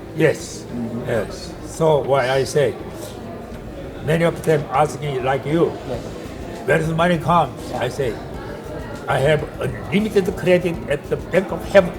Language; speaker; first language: English; non-native, learner; Korean